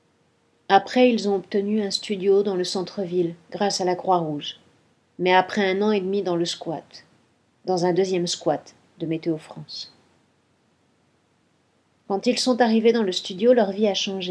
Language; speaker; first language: French; non-native, fluent; Spanish